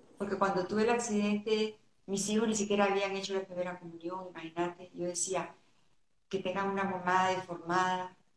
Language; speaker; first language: Spanish; native; Spanish